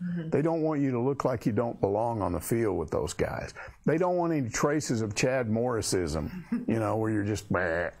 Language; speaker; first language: English; native; English